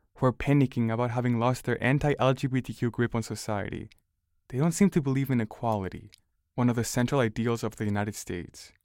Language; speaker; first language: English; early bilingual, other home language; Spanish